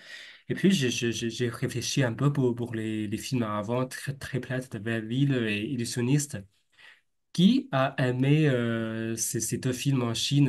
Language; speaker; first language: French; non-native, fluent; Chinese